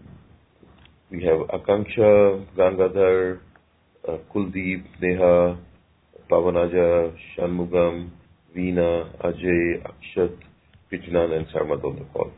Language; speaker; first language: English; non-native, local second language; Urdu